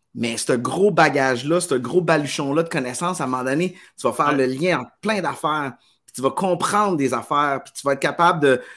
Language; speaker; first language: French; native; French